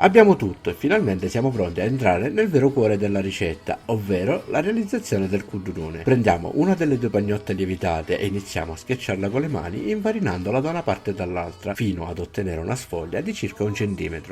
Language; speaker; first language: Italian; native; Italian